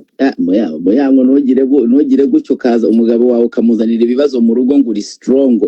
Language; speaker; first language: Kinyarwanda; native; Kinyarwanda